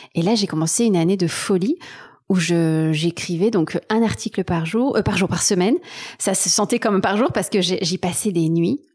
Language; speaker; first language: French; native; French